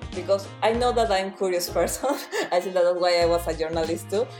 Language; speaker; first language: English; non-native, fluent; Spanish